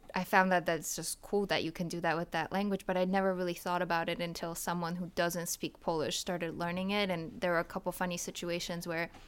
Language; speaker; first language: English; early bilingual, other home language; Polish